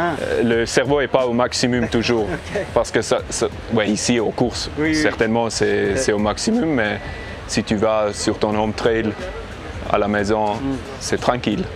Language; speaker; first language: French; non-native, learner; English